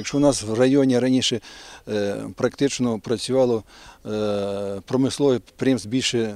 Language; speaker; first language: Ukrainian; native; Ukrainian